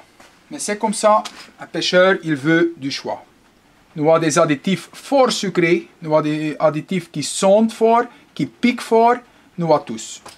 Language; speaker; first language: French; non-native, local second language; Dutch